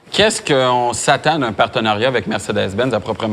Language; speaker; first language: French; native; French